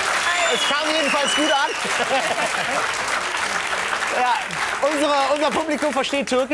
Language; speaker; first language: German; native; German